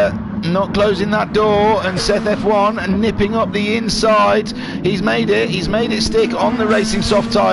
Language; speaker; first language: English; native; English